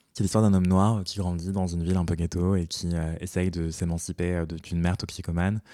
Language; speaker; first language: French; native; French